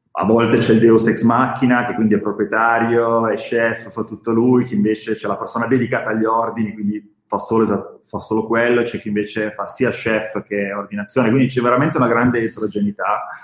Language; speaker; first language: Italian; native; Italian